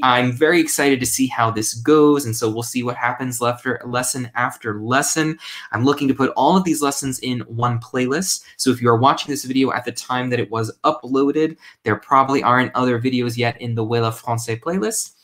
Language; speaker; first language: English; native; English